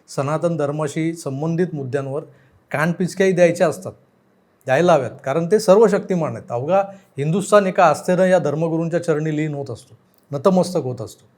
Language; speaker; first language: Marathi; native; Marathi